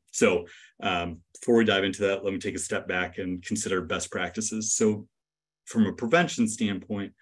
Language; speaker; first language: English; native; English